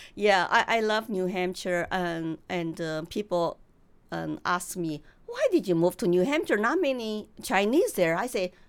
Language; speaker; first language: English; non-native, fluent; Chinese